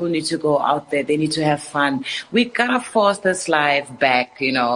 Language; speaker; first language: English; non-native, local second language; Northern Sotho